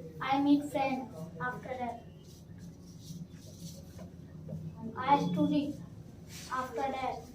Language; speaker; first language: English; non-native, learner; Hindi